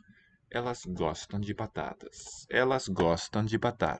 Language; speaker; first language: Portuguese; non-native, learner; English